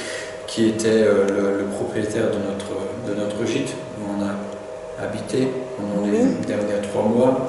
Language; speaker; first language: French; non-native, fluent; German